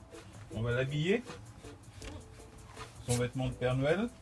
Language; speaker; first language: French; native; French